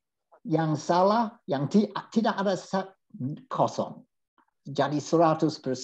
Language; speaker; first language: Indonesian; non-native, fluent; English